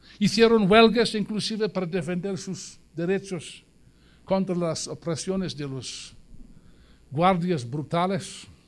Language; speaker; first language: Spanish; non-native, fluent; English